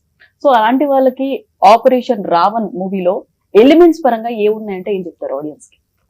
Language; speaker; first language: Telugu; native; Telugu